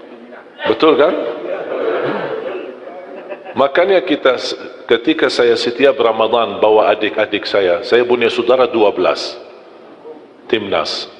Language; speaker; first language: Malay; non-native, fluent; Arabic